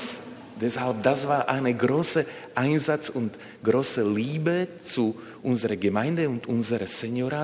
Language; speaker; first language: German; non-native, learner; Slovak